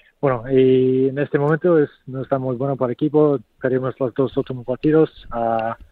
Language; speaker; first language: Spanish; non-native, learner; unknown